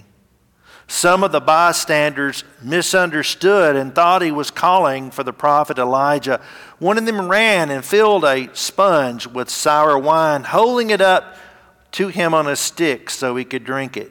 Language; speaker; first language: English; native; English